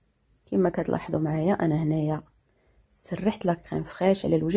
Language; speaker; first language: Arabic; native; Arabic